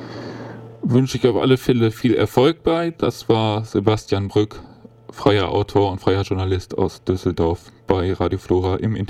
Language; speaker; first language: German; native; German